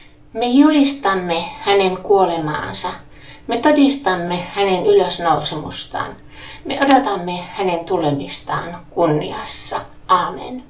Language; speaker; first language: Finnish; native; Finnish